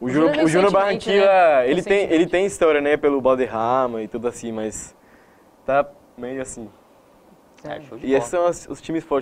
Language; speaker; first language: Portuguese; non-native, fluent; Spanish